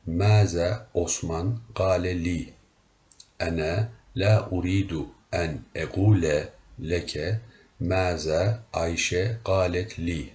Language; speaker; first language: Arabic; non-native, learner; Turkish